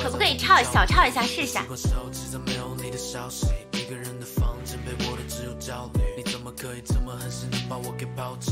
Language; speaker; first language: Chinese; native; Chinese